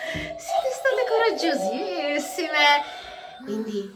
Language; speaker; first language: Italian; native; Italian